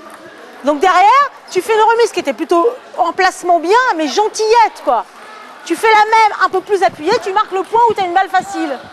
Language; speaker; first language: French; native; French